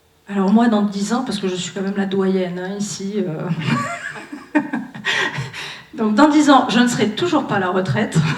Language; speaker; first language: French; native; French